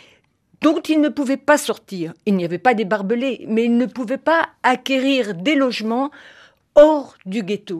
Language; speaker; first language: French; native; French